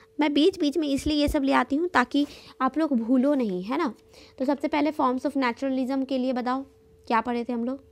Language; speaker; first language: Hindi; native; Hindi